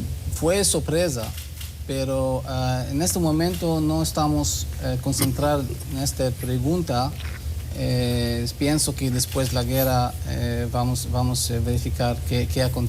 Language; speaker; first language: Spanish; non-native, learner; Hebrew